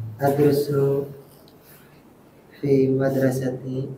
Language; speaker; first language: Arabic; non-native, learner; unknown